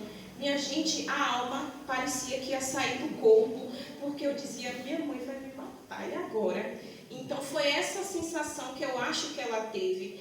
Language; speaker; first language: Portuguese; native; Portuguese